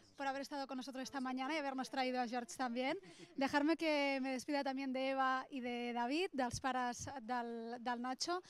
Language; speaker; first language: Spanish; non-native, local second language; Catalan